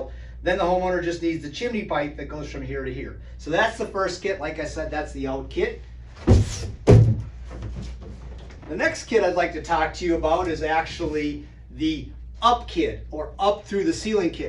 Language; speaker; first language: English; native; English